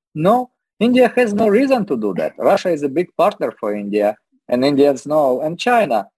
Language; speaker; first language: English; non-native, learner; Russian